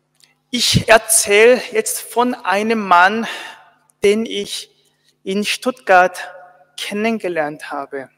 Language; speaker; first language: German; non-native, fluent; Korean